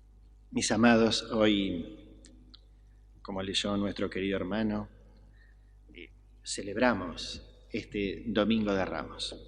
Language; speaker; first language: Spanish; native; Spanish